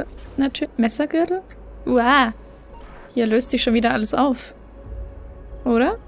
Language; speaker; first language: German; native; German